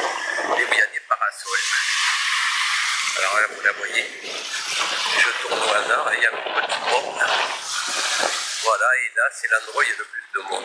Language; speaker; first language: French; native; French